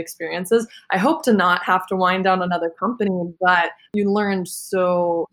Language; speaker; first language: English; native; English